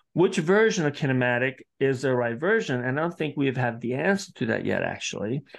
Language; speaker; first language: English; early bilingual, other home language; Italian